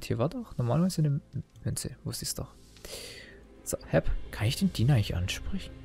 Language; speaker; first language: German; native; German